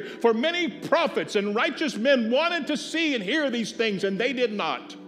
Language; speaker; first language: English; native; English